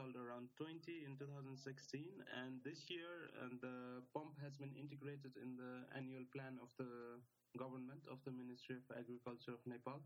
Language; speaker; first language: English; non-native, local second language; Nepali